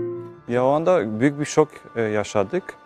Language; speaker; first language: Turkish; early bilingual, heritage; Turkish